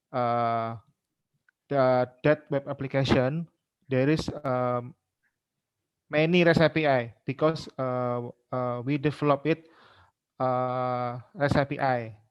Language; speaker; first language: English; non-native, learner; Indonesian